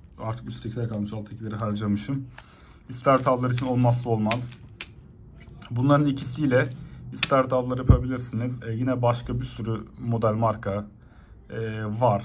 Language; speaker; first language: Turkish; native; Turkish